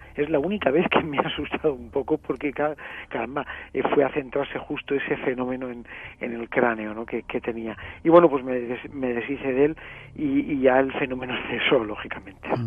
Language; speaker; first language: Spanish; native; Spanish